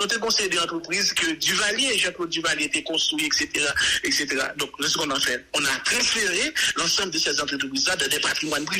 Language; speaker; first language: French; non-native, local second language; Haitian Creole